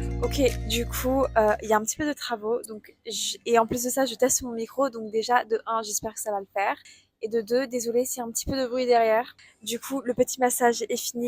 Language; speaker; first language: French; native; French